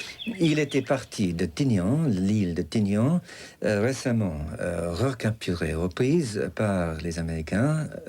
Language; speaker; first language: French; non-native, fluent; English